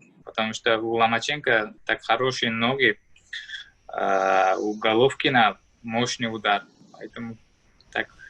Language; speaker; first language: Russian; non-native, learner; Uzbek